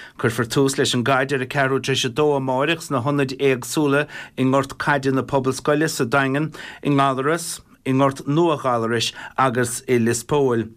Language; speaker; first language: Irish; native; Irish